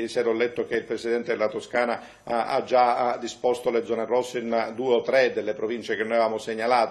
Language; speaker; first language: Italian; native; Italian